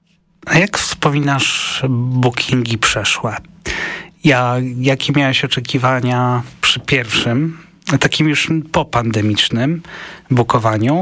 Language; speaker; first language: Polish; native; Polish